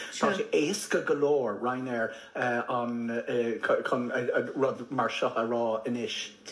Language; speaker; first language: Irish; non-native, local second language; English